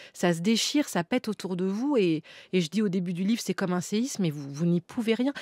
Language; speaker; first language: French; native; French